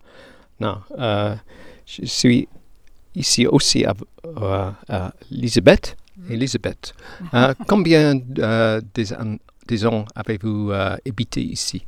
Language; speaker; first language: French; non-native, learner; English